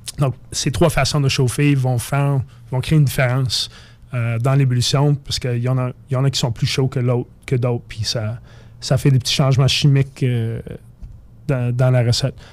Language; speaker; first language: French; non-native, fluent; English